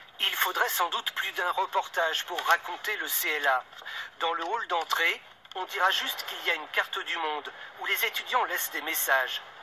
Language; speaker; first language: French; native; French